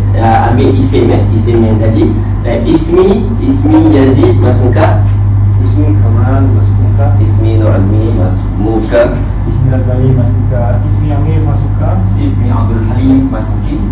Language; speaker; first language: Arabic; non-native, fluent; Malay